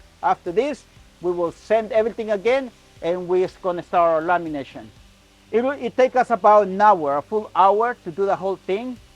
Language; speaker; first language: English; non-native, fluent; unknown